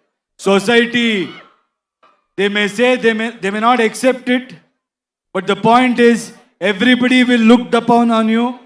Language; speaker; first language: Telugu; non-native, local second language; Kannada